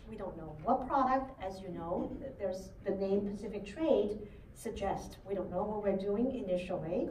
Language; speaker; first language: English; non-native, fluent; Chinese